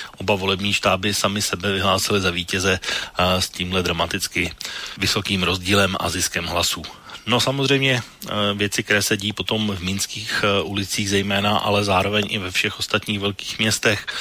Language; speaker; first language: Czech; native; Czech